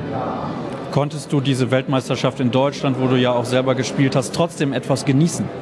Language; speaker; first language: German; native; German